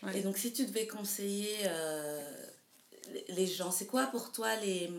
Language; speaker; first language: French; native; French